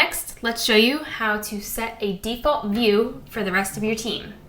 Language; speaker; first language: English; native; English